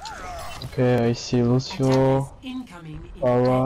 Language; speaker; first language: English; non-native, learner; French